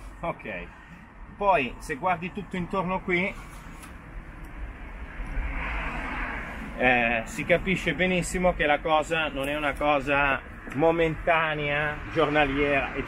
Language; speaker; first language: Italian; native; Italian